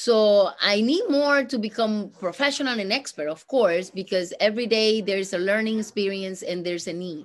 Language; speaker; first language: English; non-native, fluent; Spanish